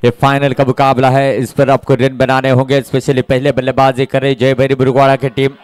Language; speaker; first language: Hindi; non-native, local second language; Marathi